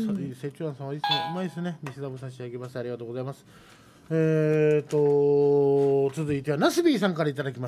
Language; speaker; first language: Japanese; native; Japanese